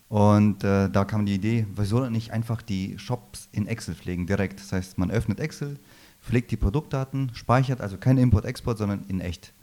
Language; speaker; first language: German; early bilingual, other home language; Low German